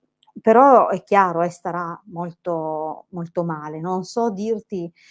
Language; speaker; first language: Italian; native; Italian